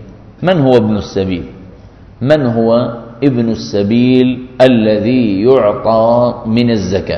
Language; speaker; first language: Arabic; native; Arabic